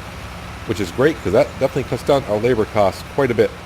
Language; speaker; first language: English; native; English